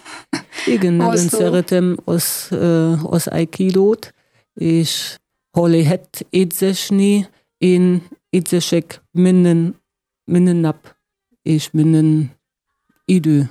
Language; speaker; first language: Hungarian; non-native, learner; German